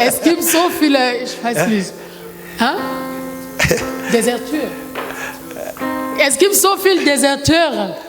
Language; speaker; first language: German; non-native, learner; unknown